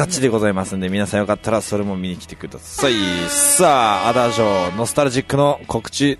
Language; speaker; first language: Japanese; native; Japanese